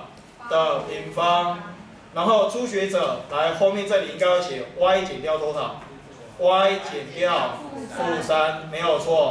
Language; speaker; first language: Chinese; native; Chinese